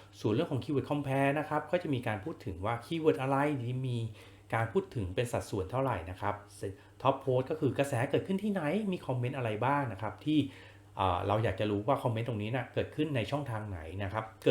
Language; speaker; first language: Thai; native; Thai